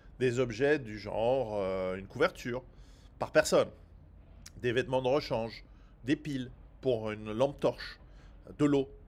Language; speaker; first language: French; non-native, fluent; Italian